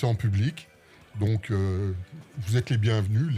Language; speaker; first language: French; native; French